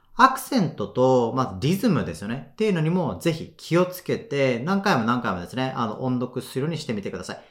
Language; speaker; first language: Japanese; native; Japanese